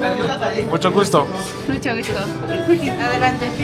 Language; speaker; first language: Spanish; native; Spanish